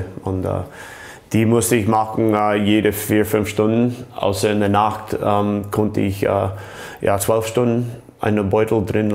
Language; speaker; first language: German; non-native, fluent; English